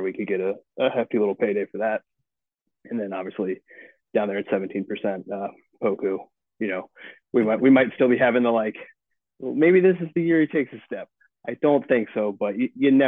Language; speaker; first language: English; native; English